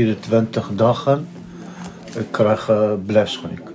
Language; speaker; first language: Dutch; non-native, learner; Arabic